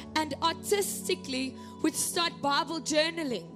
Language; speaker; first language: English; non-native, local second language; Afrikaans